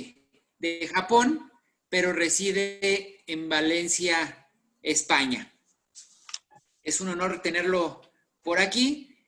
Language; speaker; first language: Spanish; native; Spanish